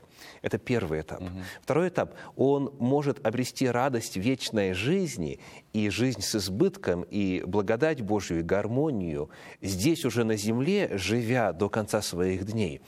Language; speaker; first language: Russian; native; Russian